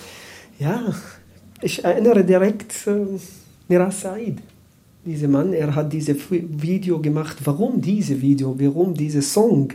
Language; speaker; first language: German; non-native, learner; Arabic